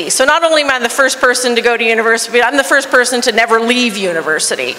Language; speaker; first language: English; native; English